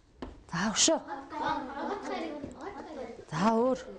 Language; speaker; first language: Mongolian; native; Mongolian